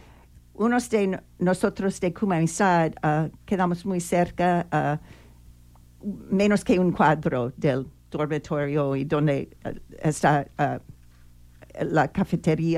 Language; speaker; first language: Spanish; non-native, learner; English